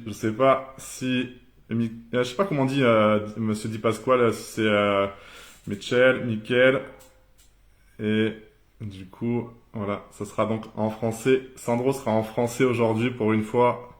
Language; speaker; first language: French; native; French